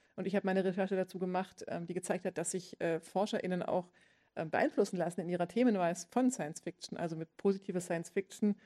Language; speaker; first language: German; native; German